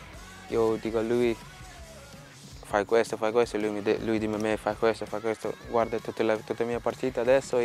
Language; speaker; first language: Italian; non-native, fluent; Portuguese